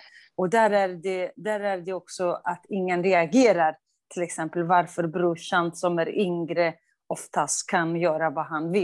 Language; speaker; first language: Swedish; non-native, fluent; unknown